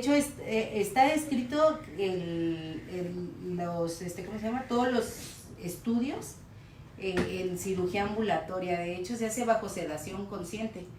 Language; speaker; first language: Spanish; native; Spanish